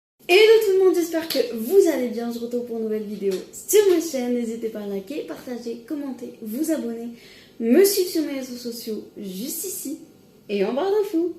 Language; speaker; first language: French; non-native, local second language; Arabic